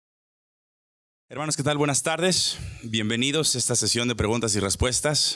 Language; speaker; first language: Spanish; native; Spanish